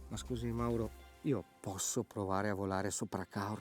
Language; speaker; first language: Italian; native; Italian